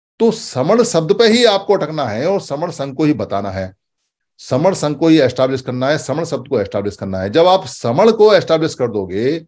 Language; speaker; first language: Hindi; native; Hindi